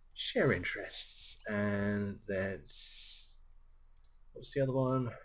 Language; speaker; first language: English; native; English